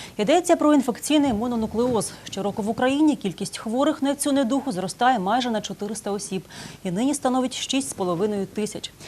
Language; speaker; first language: Ukrainian; native; Ukrainian